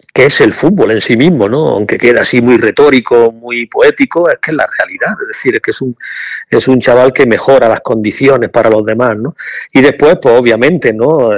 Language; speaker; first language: Spanish; native; Spanish